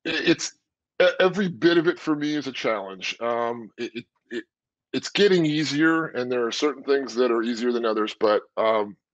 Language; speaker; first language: English; native; English